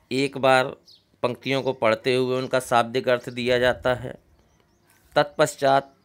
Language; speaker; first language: Hindi; native; Hindi